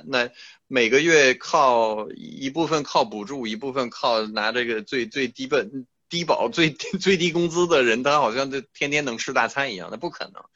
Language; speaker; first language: Chinese; non-native, fluent; French